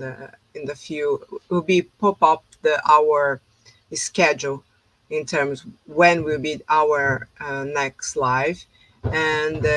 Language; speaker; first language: English; non-native, fluent; Portuguese